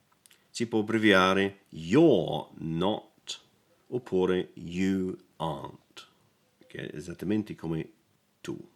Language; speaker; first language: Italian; non-native, learner; English